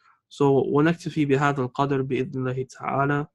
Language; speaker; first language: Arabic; non-native, fluent; English